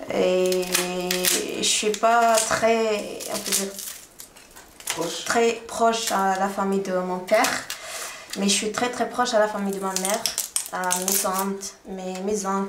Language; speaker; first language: French; non-native, learner; Arabic